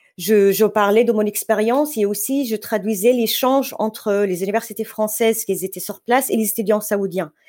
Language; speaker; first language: French; non-native, fluent; Arabic